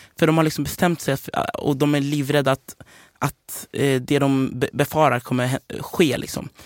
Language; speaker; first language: Swedish; early bilingual, other home language; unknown